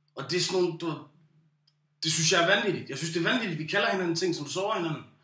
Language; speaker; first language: Danish; early bilingual, other home language; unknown